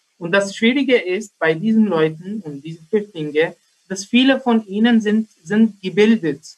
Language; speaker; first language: German; non-native, learner; Arabic